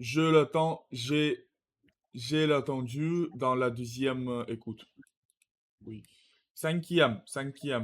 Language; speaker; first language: French; non-native, learner; Russian